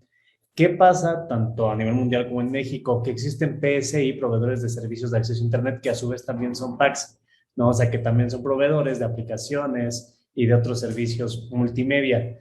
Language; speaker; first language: Spanish; native; Spanish